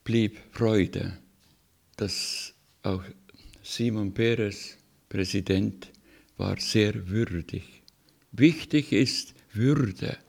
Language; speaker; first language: German; non-native, learner; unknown